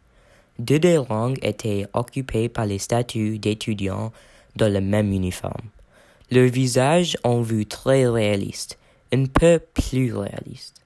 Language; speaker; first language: French; non-native, learner; English